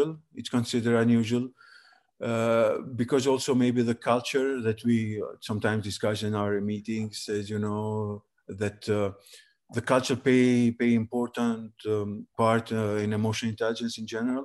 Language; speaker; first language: English; non-native, fluent; Serbian